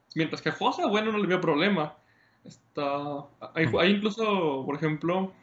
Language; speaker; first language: Spanish; native; Spanish